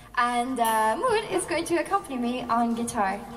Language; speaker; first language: English; non-native, local second language; Irish